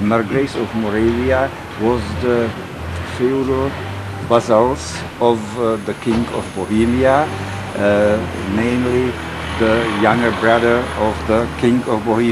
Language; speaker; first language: English; non-native, fluent; Czech